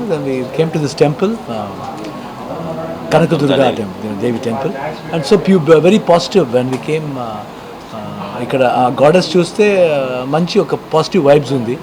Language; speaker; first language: Telugu; non-native, learner; Kannada